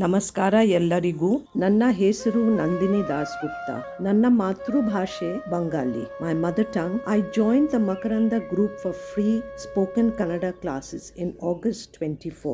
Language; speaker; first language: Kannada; non-native, learner; Bangla